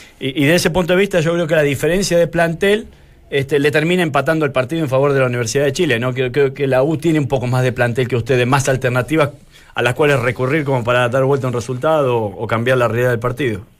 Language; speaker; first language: Spanish; native; Spanish